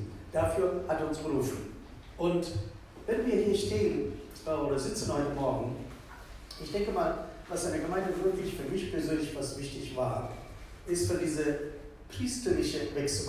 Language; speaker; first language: German; non-native, fluent; Tamil